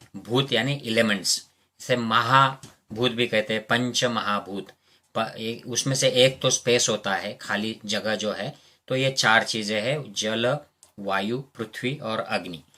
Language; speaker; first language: Hindi; non-native, local second language; Marathi